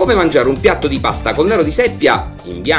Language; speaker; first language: Italian; native; Italian